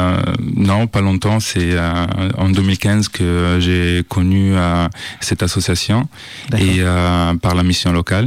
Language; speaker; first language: French; non-native, fluent; Italian